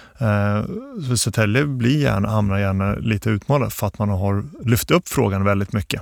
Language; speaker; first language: Swedish; early bilingual, other home language; Bosnian